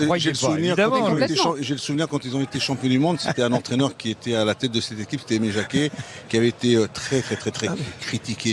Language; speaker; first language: French; native; French